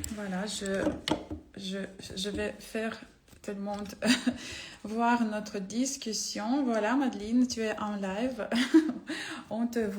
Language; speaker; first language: French; non-native, fluent; Ukrainian